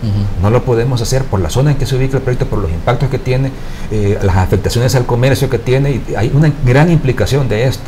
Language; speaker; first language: Spanish; native; Spanish